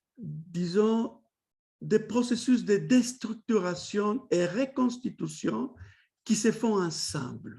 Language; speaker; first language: French; non-native, fluent; Spanish